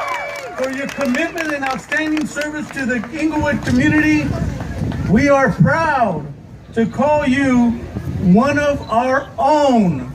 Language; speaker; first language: English; native; English